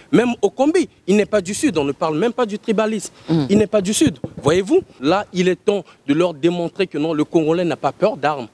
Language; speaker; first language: French; non-native, local second language; Lingala